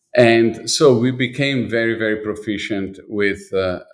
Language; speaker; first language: English; non-native, fluent; Italian